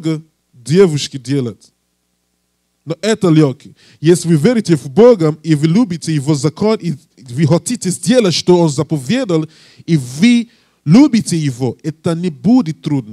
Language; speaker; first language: Russian; non-native, learner; English